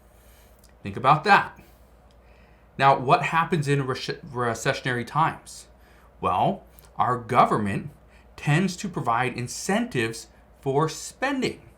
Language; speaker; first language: English; native; English